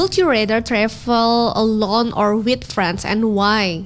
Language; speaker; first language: English; non-native, learner; Indonesian